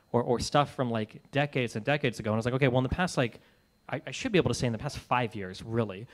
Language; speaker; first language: English; native; English